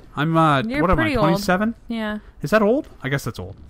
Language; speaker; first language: English; native; English